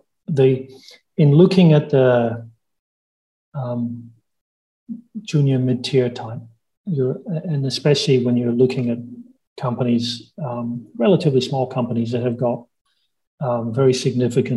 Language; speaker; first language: English; native; English